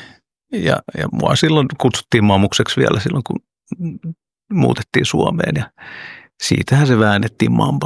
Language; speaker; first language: Finnish; early bilingual, other home language; Oromo